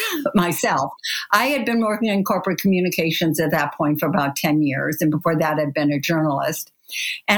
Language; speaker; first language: English; native; English